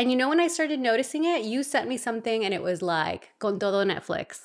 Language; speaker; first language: English; early bilingual, other home language; Spanish